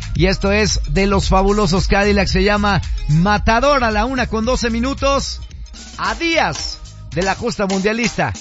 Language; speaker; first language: Spanish; native; Spanish